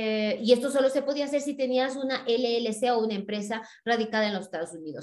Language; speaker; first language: Spanish; native; Spanish